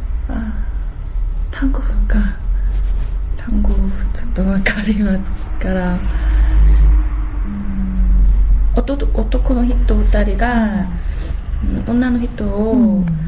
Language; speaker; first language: Japanese; non-native, learner; Korean